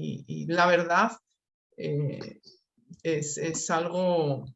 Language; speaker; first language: Spanish; native; Spanish